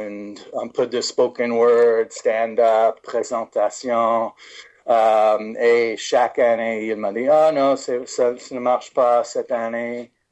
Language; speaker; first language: French; non-native, fluent; English